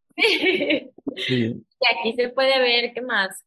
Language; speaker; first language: Spanish; early bilingual, heritage; Spanish